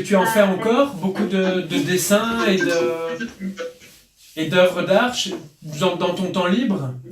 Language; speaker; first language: French; native; French